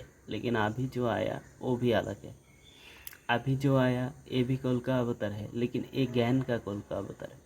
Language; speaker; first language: Hindi; non-native, local second language; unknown